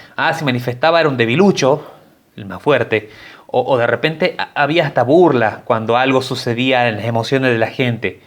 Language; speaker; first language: Spanish; native; Spanish